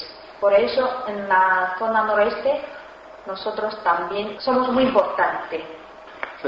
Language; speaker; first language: Spanish; non-native, fluent; Chinese